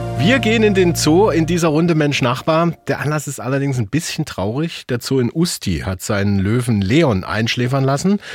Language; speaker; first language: German; native; German